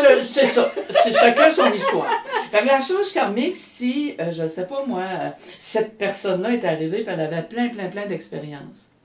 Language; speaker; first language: French; native; French